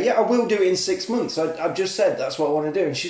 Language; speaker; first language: English; native; English